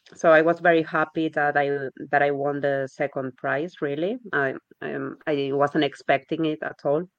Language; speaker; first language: English; non-native, fluent; Spanish